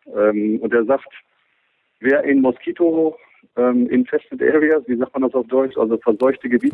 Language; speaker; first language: German; native; German